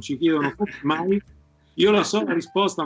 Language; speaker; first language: Italian; native; Italian